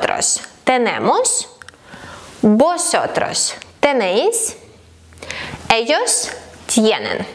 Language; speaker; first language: Spanish; non-native, fluent; Ukrainian